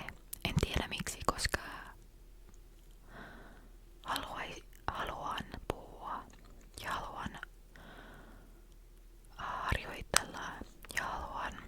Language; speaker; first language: Finnish; non-native, learner; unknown